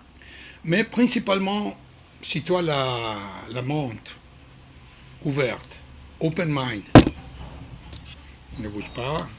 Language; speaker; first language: French; non-native, learner; Hebrew